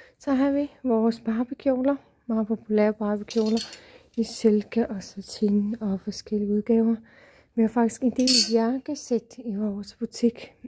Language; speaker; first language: Danish; non-native, fluent; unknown